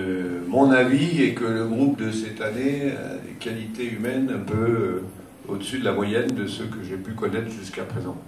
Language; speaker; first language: French; native; French